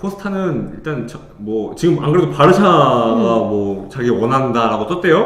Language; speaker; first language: Korean; native; Korean